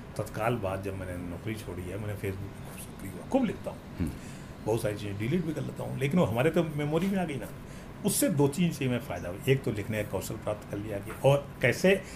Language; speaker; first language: Hindi; native; Hindi